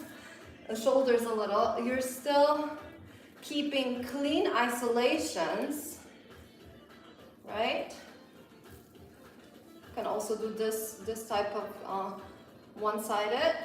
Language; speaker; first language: English; non-native, fluent; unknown